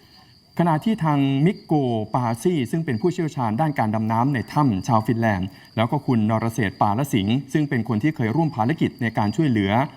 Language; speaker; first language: Thai; native; Thai